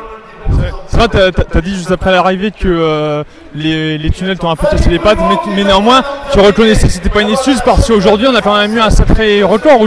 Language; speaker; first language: French; native; French